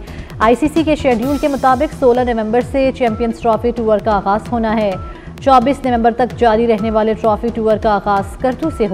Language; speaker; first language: Urdu; native; Urdu